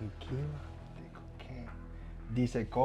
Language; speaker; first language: Spanish; non-native, learner; English